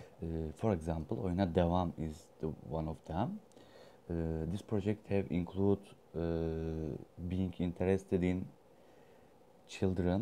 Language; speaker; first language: English; non-native, learner; Turkish